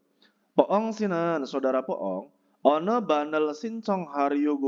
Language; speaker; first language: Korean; non-native, fluent; Indonesian